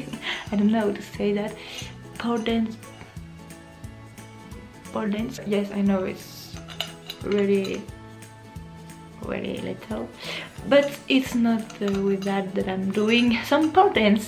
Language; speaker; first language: English; non-native, learner; French